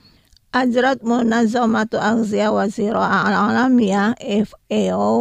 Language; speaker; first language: Arabic; non-native, fluent; Indonesian